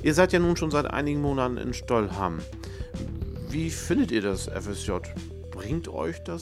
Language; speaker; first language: German; native; German